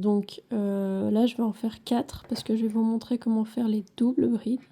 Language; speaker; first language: French; native; French